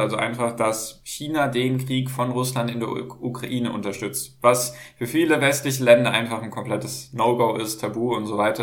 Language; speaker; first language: German; native; German